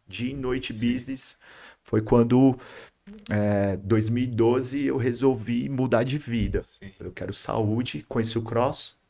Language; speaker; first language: Portuguese; native; Portuguese